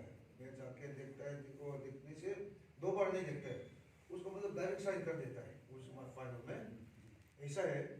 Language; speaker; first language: Hindi; non-native, local second language; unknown